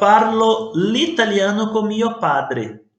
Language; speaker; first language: Italian; non-native, learner; Portuguese